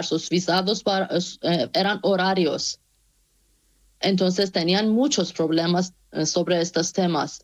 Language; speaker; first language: Spanish; non-native, fluent; Persian